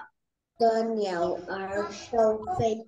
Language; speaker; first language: Chinese; non-native, learner; Malay